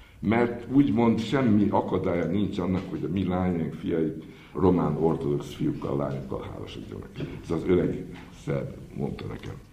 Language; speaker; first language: Hungarian; native; Hungarian